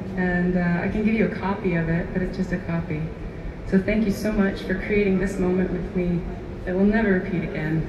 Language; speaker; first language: English; native; English